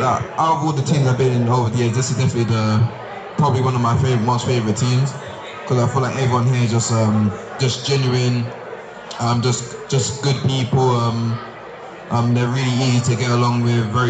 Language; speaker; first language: English; native; English